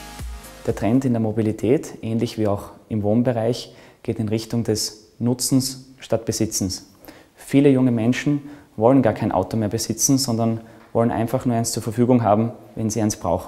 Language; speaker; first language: German; native; German